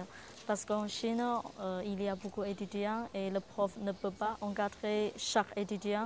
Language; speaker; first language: French; non-native, learner; Chinese